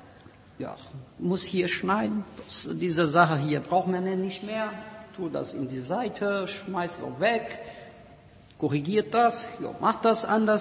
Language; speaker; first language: German; non-native, learner; Portuguese